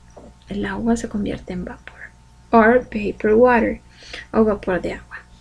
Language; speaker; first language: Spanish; native; Spanish